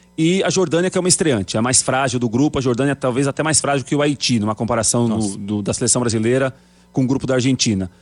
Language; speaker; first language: Portuguese; native; Portuguese